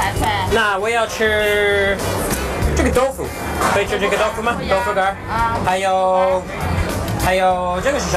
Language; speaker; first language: Chinese; non-native, fluent; English